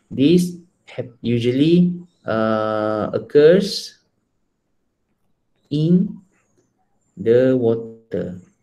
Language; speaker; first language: English; non-native, local second language; Malay